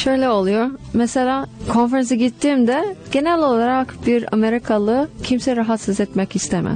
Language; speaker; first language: Turkish; non-native, fluent; English